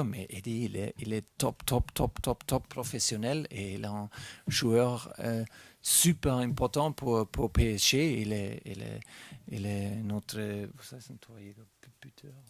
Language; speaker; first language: French; non-native, learner; German